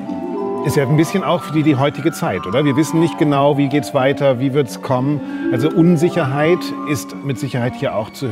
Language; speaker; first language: German; native; German